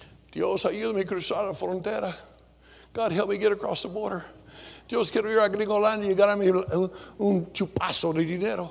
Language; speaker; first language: Spanish; non-native, fluent; English